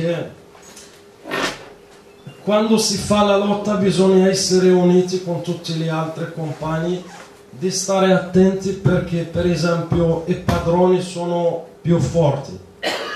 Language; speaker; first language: Italian; non-native, fluent; Arabic